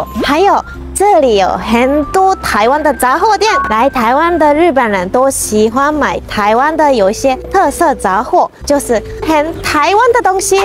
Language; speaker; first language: Chinese; non-native, fluent; Japanese